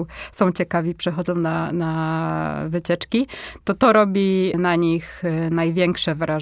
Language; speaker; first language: Polish; native; Polish